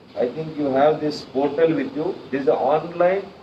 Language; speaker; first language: English; non-native, local second language; Kannada